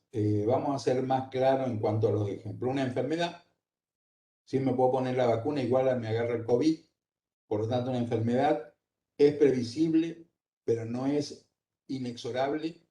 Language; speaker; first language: Spanish; native; Spanish